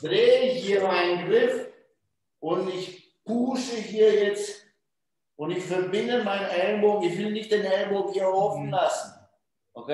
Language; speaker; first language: German; non-native, fluent; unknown